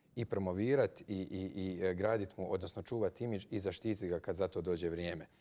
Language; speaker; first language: Croatian; native; Croatian